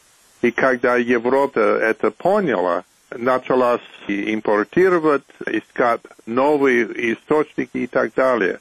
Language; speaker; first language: Russian; non-native, fluent; English